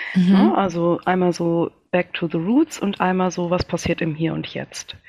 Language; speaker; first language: German; early bilingual, other home language; Kinyarwanda